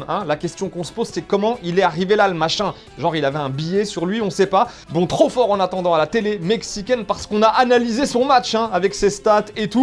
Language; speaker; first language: French; native; French